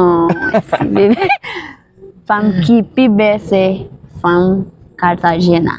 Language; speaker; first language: French; non-native, learner; Spanish